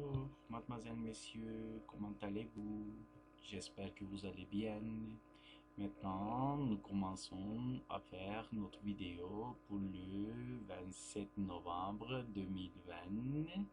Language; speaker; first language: French; non-native, fluent; Turkish